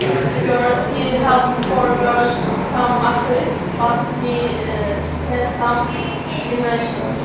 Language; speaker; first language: English; non-native, learner; Turkish